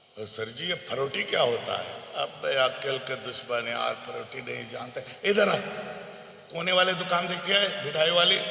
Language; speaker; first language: Hindi; non-native, local second language; Bangla